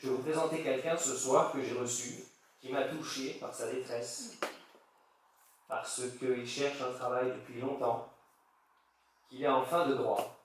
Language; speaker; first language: French; native; French